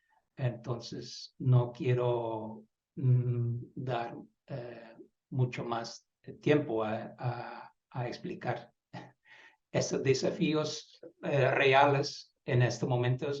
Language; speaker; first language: Spanish; non-native, fluent; Dutch